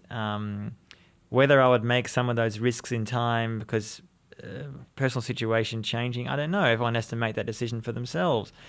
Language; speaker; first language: English; native; English